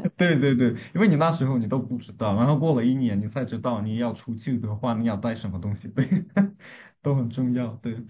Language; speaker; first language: Chinese; non-native, fluent; Russian